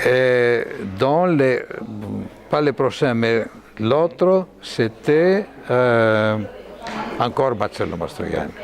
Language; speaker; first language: French; non-native, fluent; Greek